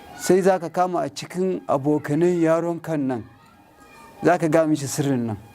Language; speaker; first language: Hausa; non-native, local second language; Arabic